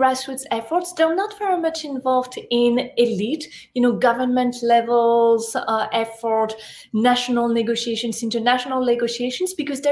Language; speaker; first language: English; non-native, fluent; French